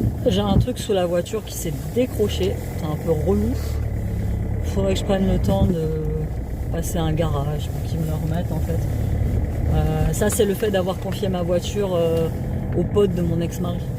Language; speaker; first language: French; native; French